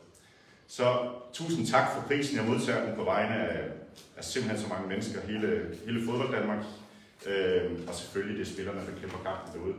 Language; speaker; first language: Danish; native; Danish